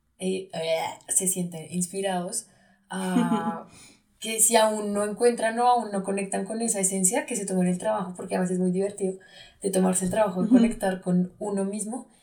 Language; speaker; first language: Spanish; native; Spanish